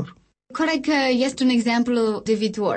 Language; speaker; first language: Romanian; non-native, learner; English